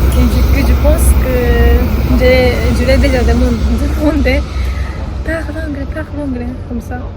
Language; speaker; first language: French; non-native, learner; Japanese